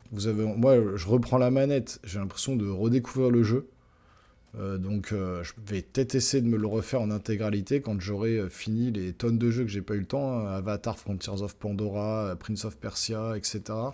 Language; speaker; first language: French; native; French